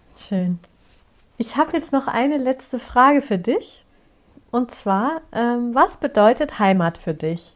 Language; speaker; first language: German; early bilingual, other home language; Turkish